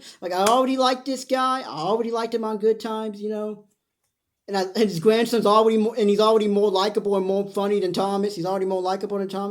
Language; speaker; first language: English; native; English